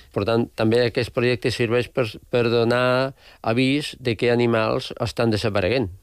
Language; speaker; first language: Catalan; non-native, local second language; Spanish